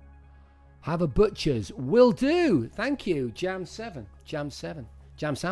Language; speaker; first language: English; native; English